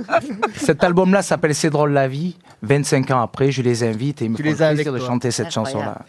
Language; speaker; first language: French; native; French